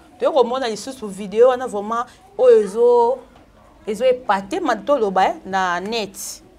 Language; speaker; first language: Lingala; native; Lingala